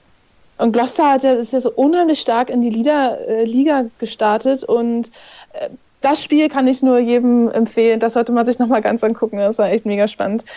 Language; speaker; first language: German; native; German